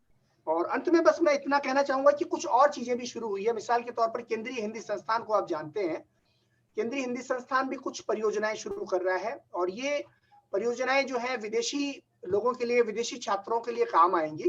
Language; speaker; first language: Hindi; native; Hindi